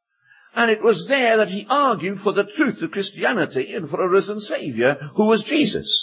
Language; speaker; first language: English; native; English